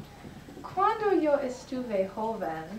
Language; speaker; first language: Spanish; non-native, learner; English